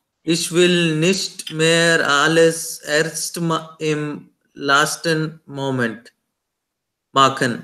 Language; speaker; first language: German; non-native, learner; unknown